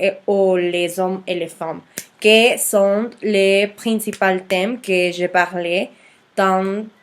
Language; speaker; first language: French; non-native, learner; Spanish